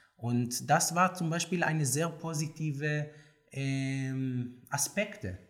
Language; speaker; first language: German; non-native, learner; Hebrew